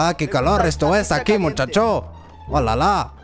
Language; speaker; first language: Spanish; non-native, learner; French